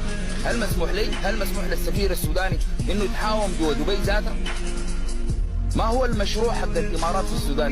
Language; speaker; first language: Arabic; native; Arabic